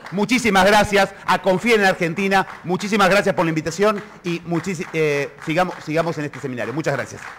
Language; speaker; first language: Spanish; native; Spanish